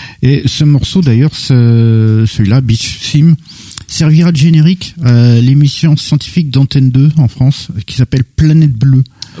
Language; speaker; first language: French; native; French